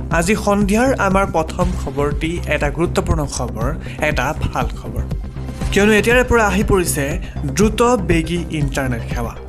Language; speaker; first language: Assamese; non-native, local second language; Bangla